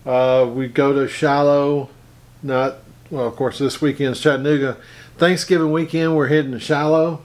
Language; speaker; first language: English; native; English